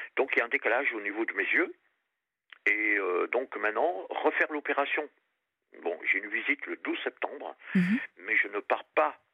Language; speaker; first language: French; native; French